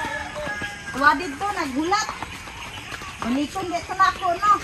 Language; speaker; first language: English; non-native, local second language; Cebuano